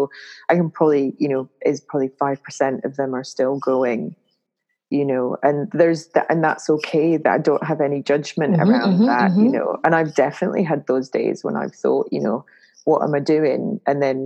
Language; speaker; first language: English; native; English